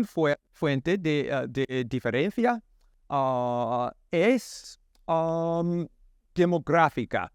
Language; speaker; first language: Spanish; non-native, learner; English